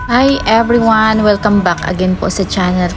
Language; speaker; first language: Filipino; native; Filipino